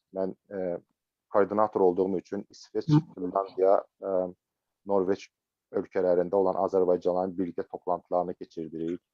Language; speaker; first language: Azerbaijani; native; Azerbaijani